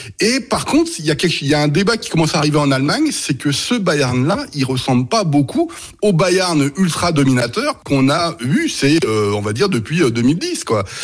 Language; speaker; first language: French; native; French